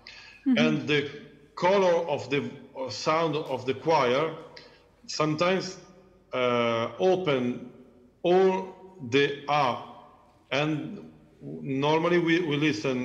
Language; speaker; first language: English; non-native, learner; Italian